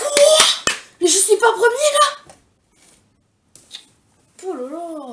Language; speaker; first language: French; native; French